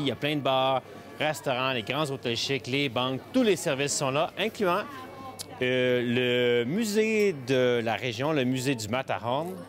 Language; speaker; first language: French; native; French